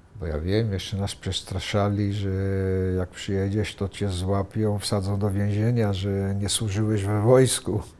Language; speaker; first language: Polish; native; Polish